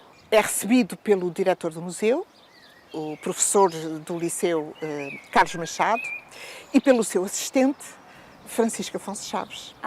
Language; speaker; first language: Portuguese; native; Portuguese